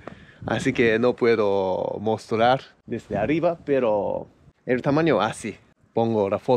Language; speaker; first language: Spanish; non-native, fluent; Japanese